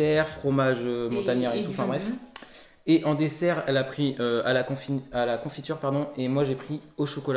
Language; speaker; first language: French; native; French